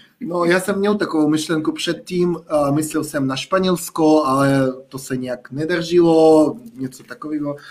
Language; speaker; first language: Czech; non-native, fluent; Russian